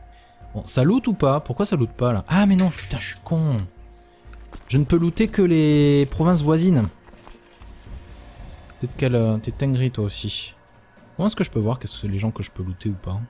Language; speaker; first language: French; native; French